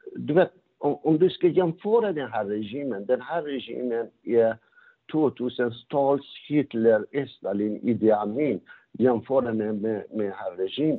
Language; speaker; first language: Swedish; non-native, fluent; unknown